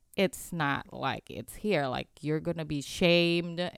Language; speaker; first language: English; non-native, fluent; Indonesian